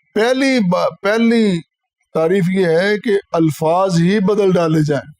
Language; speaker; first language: Urdu; non-native, local second language; Punjabi